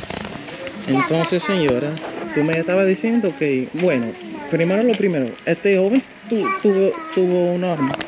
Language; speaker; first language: Spanish; non-native, learner; English